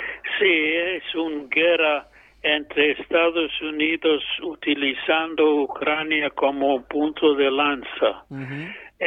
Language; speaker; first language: Spanish; non-native, fluent; English